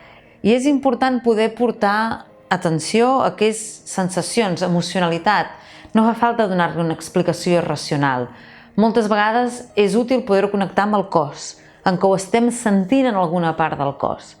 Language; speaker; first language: Catalan; native; Catalan